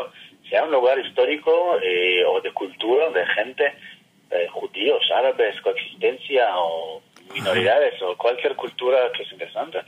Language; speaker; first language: Spanish; non-native, fluent; Hebrew